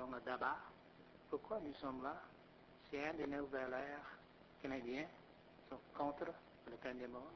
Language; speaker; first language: French; non-native, fluent; English